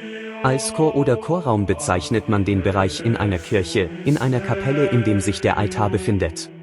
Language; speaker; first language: German; native; German